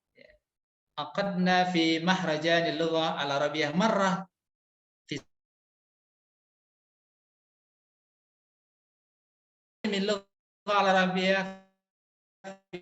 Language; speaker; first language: Arabic; non-native, fluent; Indonesian